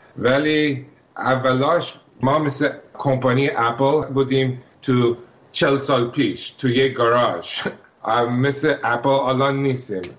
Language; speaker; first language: Persian; early bilingual, heritage; Persian